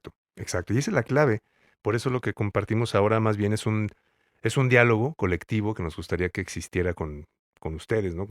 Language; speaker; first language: Spanish; native; Spanish